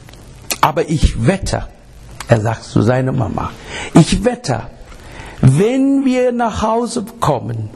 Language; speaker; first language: German; non-native, learner; English